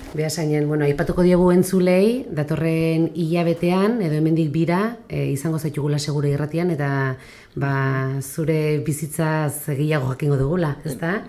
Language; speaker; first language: Basque; native; Basque